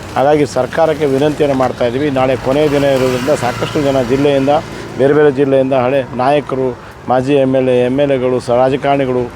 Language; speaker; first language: Kannada; non-native, local second language; Lambadi